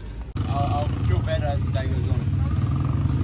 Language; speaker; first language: English; non-native, learner; Spanish